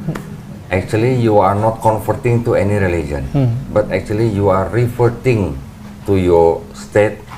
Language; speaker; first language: English; non-native, fluent; Indonesian